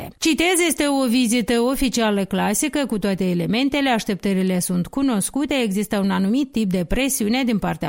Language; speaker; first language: Romanian; native; Romanian